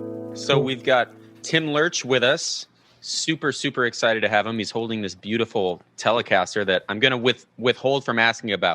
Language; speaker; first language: English; native; English